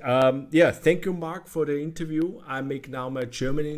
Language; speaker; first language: English; non-native, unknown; German